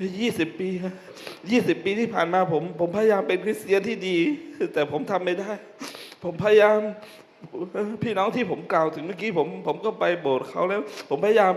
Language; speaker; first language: Thai; non-native, local second language; Hmong